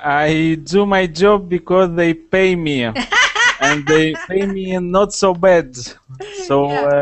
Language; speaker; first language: English; non-native, learner; Russian